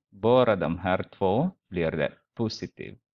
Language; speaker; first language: Swedish; non-native, fluent; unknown